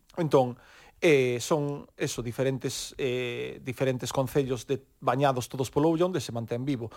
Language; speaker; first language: Galician; native; Galician